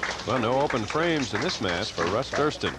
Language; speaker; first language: English; native; English